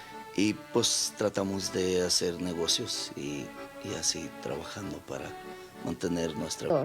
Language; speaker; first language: Spanish; non-native, local second language; Plautdietsch